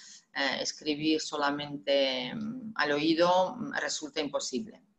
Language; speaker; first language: Spanish; non-native, fluent; Russian